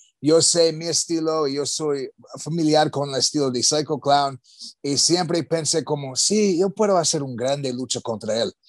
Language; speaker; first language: Spanish; non-native, learner; English